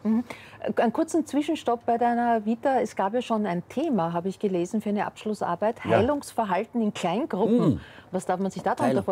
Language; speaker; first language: German; native; German